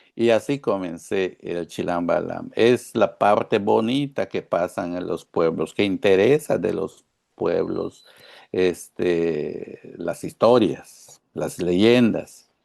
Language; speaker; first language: Spanish; non-native, local second language; Yucateco